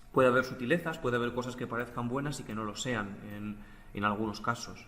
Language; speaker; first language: Spanish; native; Spanish